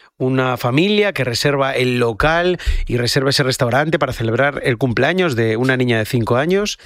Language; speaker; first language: Spanish; native; Spanish